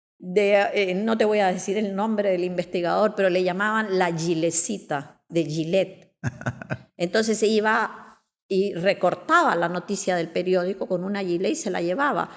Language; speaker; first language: Spanish; native; Spanish